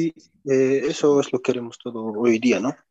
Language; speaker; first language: Spanish; native; Spanish